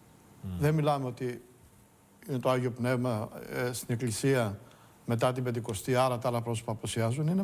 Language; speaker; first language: Greek; native; Greek